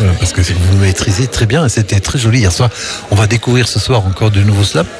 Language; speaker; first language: French; native; French